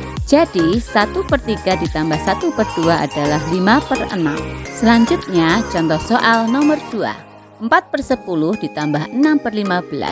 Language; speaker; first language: Indonesian; native; Indonesian